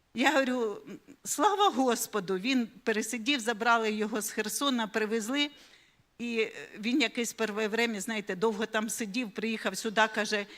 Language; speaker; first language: Ukrainian; native; Ukrainian